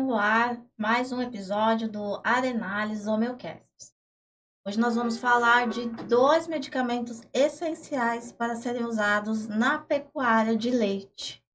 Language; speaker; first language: Portuguese; native; Portuguese